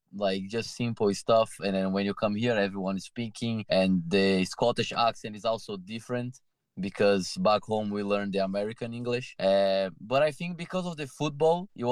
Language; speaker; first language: English; non-native, fluent; Portuguese